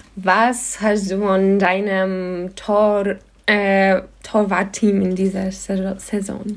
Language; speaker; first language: German; non-native, fluent; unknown